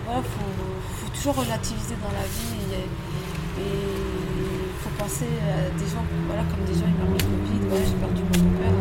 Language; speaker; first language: French; native; French